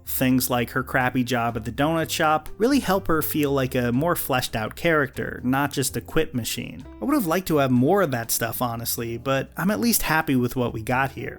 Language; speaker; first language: English; native; English